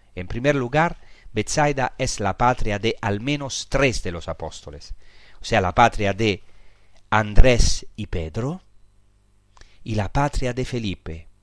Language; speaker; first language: Spanish; non-native, fluent; Italian